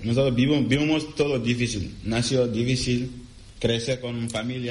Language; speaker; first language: Spanish; non-native, learner; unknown